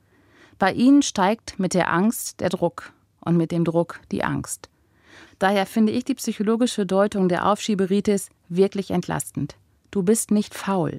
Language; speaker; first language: German; native; German